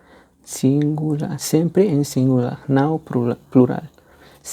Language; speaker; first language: Portuguese; non-native, fluent; Spanish